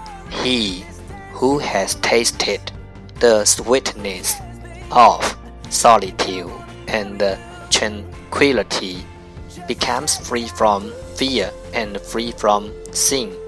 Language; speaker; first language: English; non-native, fluent; Chinese